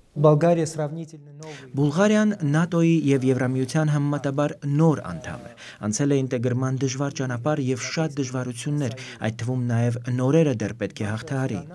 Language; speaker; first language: Armenian; native; Armenian